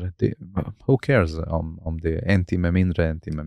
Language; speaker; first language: Swedish; non-native, fluent; Arabic